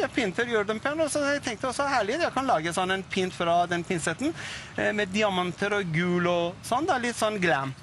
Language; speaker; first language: Norwegian; non-native, fluent; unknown